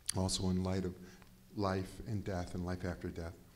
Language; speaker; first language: English; native; English